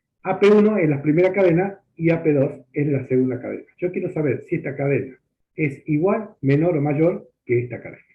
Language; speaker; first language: Spanish; native; Spanish